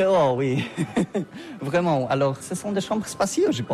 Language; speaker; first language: French; non-native, fluent; Polish